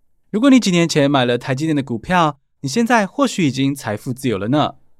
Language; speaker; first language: Chinese; native; Chinese